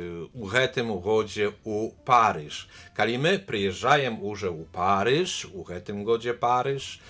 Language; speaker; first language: Polish; non-native, learner; Belarusian